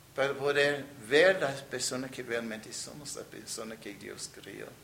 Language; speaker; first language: Spanish; non-native, fluent; English